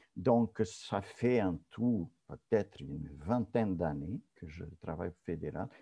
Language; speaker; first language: French; non-native, fluent; Portuguese